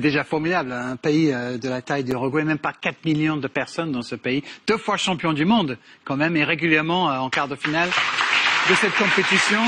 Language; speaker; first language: French; native; French